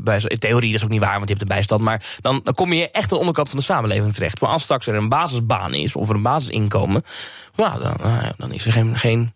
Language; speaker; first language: Dutch; native; Dutch